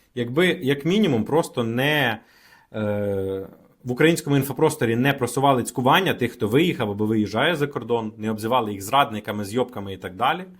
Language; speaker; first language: Ukrainian; native; Ukrainian